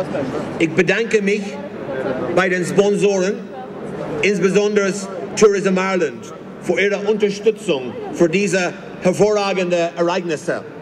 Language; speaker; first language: German; non-native, fluent; English